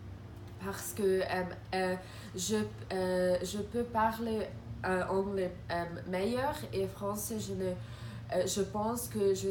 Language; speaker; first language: French; non-native, learner; Croatian